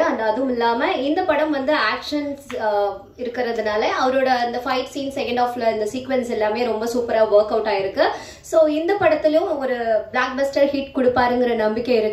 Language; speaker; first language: Tamil; native; Tamil